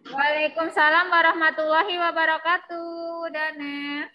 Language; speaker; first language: Indonesian; native; Indonesian